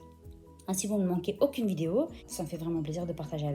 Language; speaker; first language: French; native; French